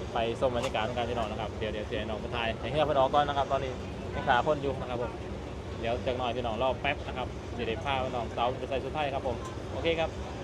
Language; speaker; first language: Thai; native; Thai